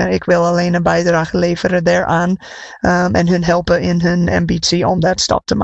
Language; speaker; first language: Dutch; non-native, fluent; English